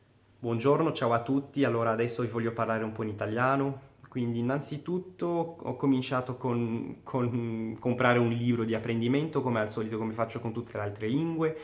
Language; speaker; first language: Italian; non-native, fluent; Arabic